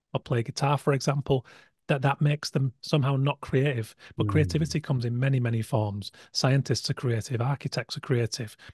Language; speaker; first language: English; native; English